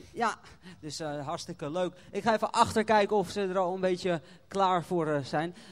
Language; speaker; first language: Dutch; native; Dutch